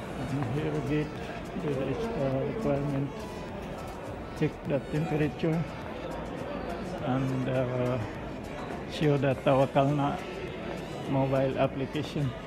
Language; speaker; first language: English; non-native, local second language; Filipino